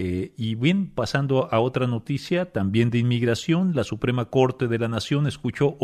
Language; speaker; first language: Spanish; native; Spanish